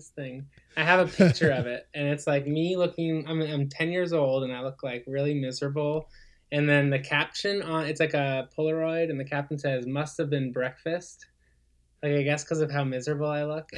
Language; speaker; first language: English; native; English